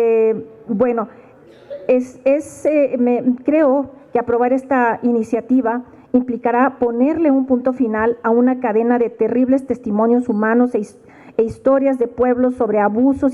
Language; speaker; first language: Spanish; native; Spanish